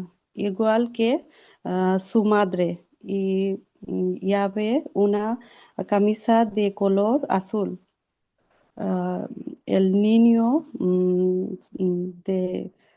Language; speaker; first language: Spanish; non-native, learner; Urdu